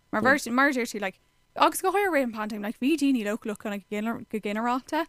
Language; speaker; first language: Irish; non-native, local second language; English